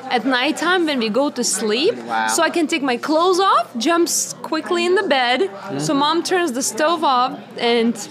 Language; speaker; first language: English; non-native, fluent; Lithuanian